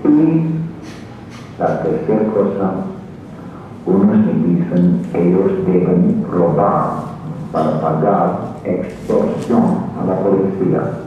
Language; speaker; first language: Spanish; non-native, fluent; English